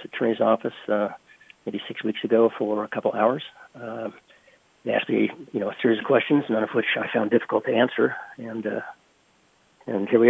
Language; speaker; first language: English; native; English